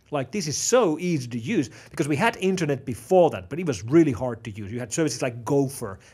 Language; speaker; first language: English; non-native, fluent; Finnish